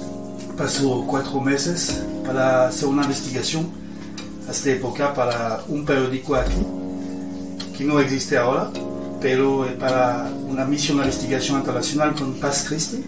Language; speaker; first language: Spanish; non-native, fluent; French